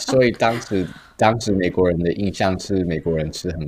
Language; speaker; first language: Chinese; early bilingual, heritage; Chinese